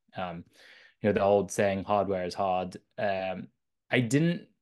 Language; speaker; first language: English; native; English